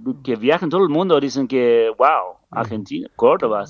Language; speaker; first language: Spanish; non-native, learner; English